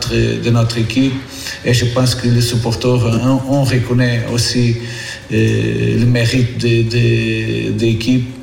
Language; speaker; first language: French; non-native, learner; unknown